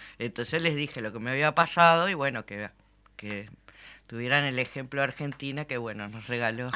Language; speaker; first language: Spanish; native; Spanish